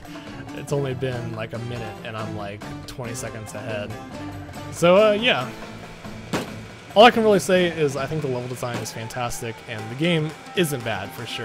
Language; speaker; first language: English; native; English